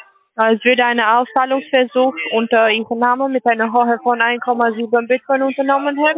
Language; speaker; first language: German; non-native, learner; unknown